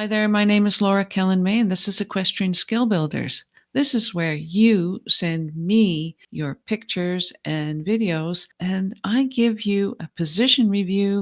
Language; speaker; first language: English; native; English